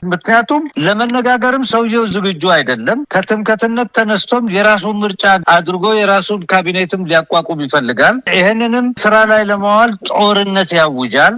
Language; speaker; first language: Amharic; non-native, local second language; Oromo